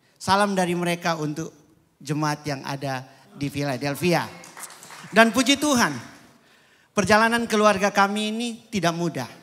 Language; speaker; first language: Indonesian; native; Indonesian